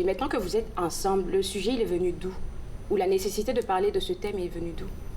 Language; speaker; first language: French; native; French